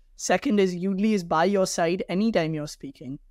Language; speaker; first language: English; non-native, local second language; Hindi